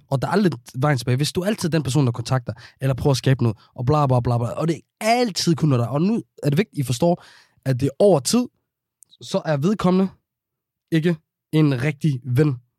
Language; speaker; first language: Danish; early bilingual, other home language; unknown